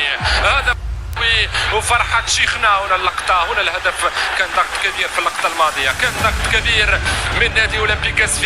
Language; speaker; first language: Arabic; native; Arabic